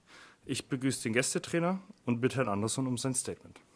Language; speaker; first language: German; native; German